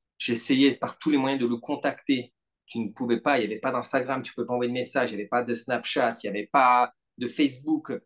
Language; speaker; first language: French; native; French